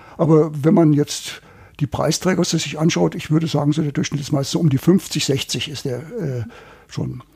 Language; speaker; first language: German; native; German